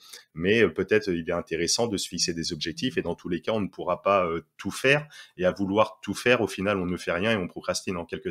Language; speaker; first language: French; native; French